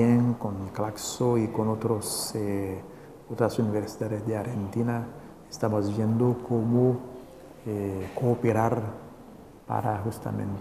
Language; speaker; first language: Spanish; non-native, local second language; Haitian Creole